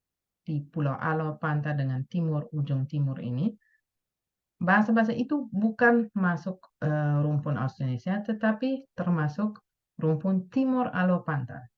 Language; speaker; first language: Indonesian; non-native, fluent; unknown